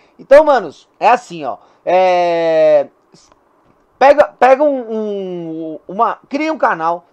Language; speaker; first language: Portuguese; native; Portuguese